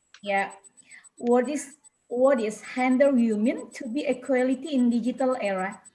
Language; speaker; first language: English; non-native, learner; Indonesian